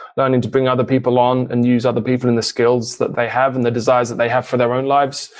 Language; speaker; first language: English; native; English